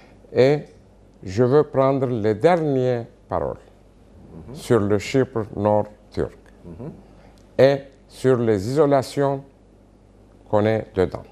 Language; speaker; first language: French; non-native, fluent; Turkish